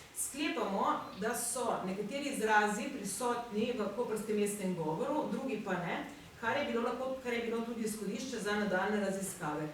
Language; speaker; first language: Slovenian; native; Slovenian